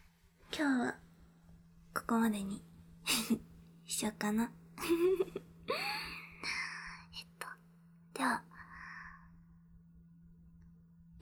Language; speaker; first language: Japanese; native; Japanese